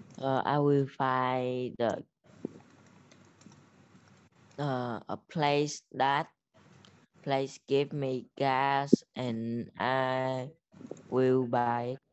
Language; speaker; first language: English; non-native, learner; Vietnamese